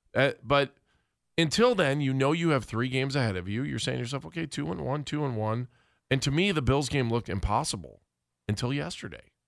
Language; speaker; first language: English; native; English